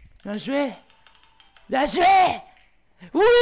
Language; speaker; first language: French; native; French